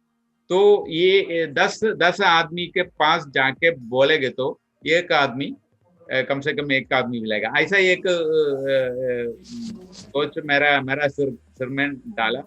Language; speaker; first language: Hindi; non-native, local second language; Malayalam